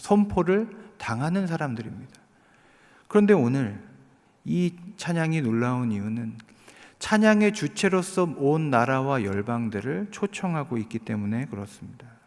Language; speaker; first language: Korean; native; Korean